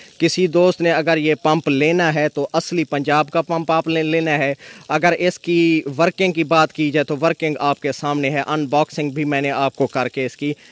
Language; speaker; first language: Urdu; non-native, local second language; Sindhi